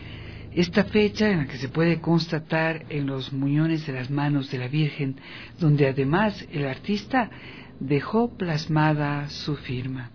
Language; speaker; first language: Spanish; native; Spanish